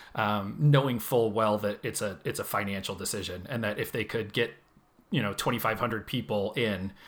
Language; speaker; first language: English; native; English